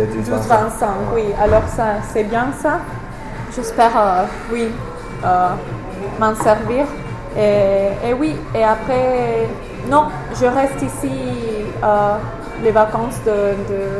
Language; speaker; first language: French; non-native, fluent; English